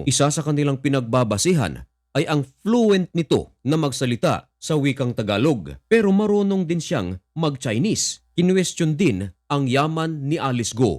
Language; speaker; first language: Filipino; native; Filipino